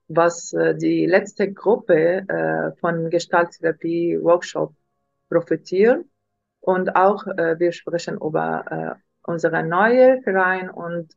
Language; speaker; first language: German; non-native, learner; Arabic